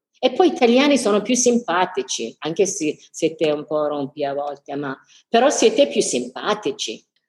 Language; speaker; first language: Italian; non-native, fluent; English